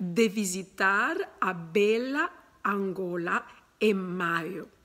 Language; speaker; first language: Portuguese; non-native, learner; Luba-Lulua